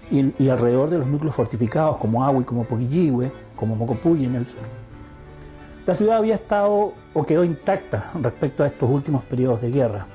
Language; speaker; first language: Spanish; native; Spanish